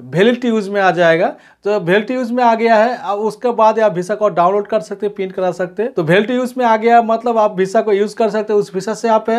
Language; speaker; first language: Hindi; non-native, local second language; Bangla